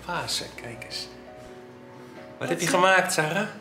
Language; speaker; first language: Dutch; native; Dutch